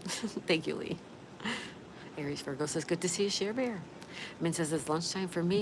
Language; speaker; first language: English; native; English